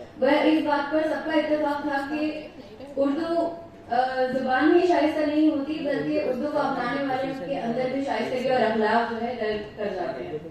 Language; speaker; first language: Urdu; native; Urdu